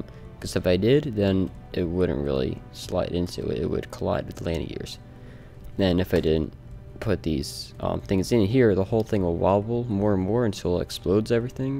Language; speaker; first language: English; native; English